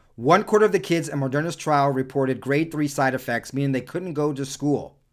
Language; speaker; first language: English; early bilingual, other home language; Spanish